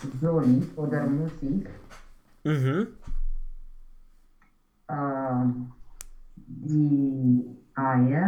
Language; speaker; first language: German; non-native, learner; Romanian